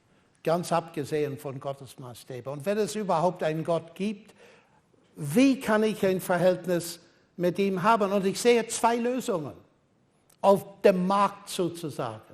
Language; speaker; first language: German; non-native, fluent; English